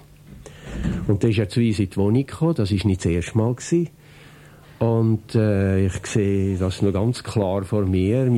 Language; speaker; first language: German; native; German